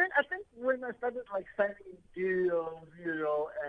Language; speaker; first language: English; non-native, local second language; Xhosa